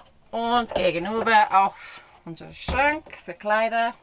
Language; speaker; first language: German; non-native, fluent; English